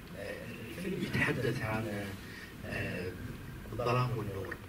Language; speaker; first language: Arabic; native; Arabic